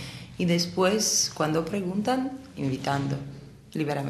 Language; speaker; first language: Spanish; non-native, fluent; Armenian